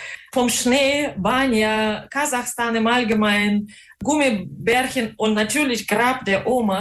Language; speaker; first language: German; non-native, fluent; Russian